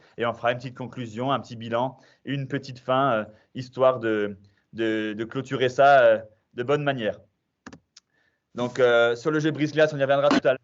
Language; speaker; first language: French; native; French